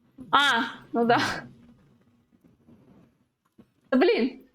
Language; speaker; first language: Russian; native; Russian